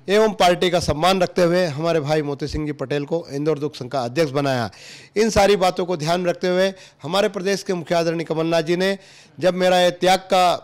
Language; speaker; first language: Hindi; native; Hindi